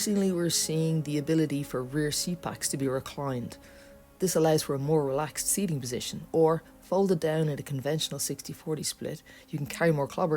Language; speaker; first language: English; native; English